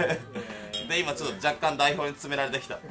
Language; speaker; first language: Japanese; native; Japanese